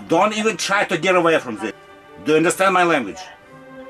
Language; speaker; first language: English; non-native, learner; Russian